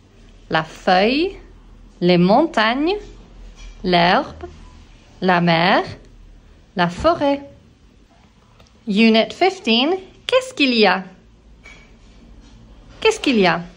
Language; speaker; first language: French; non-native, fluent; English